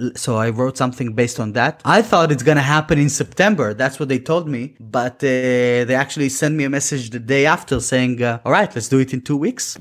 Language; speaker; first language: English; non-native, fluent; Hebrew